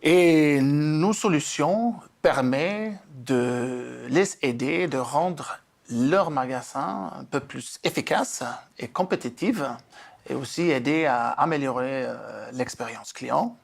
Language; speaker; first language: French; non-native, fluent; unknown